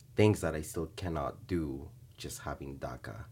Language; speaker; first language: English; early bilingual, other home language; Spanish